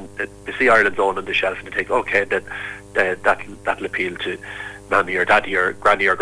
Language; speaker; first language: English; native; English